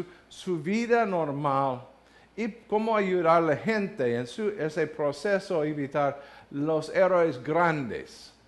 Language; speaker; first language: Spanish; non-native, learner; English